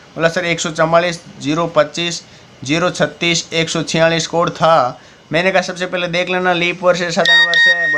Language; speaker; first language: Hindi; native; Hindi